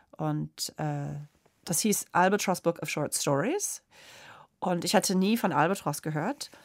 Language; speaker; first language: German; non-native, fluent; English